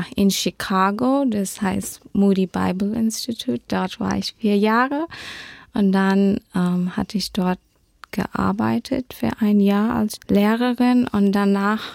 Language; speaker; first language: German; early bilingual, heritage; German